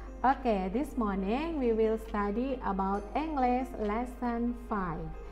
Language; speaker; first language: English; non-native, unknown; Indonesian